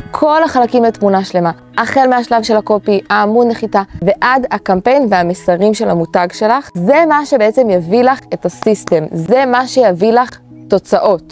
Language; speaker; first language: Hebrew; native; Hebrew